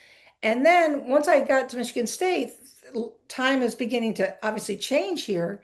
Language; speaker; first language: English; native; English